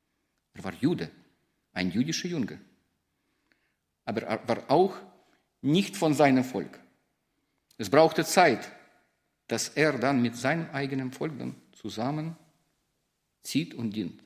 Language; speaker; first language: German; non-native, fluent; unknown